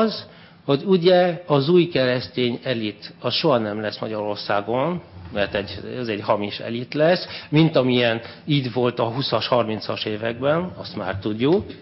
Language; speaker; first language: Hungarian; non-native, fluent; French